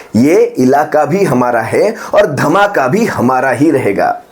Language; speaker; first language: Hindi; non-native, local second language; Marathi